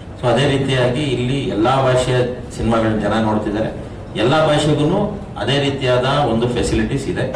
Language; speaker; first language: Kannada; native; Kannada